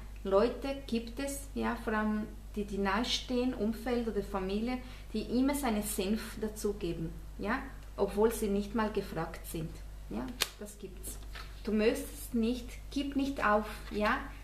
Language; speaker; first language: German; non-native, fluent; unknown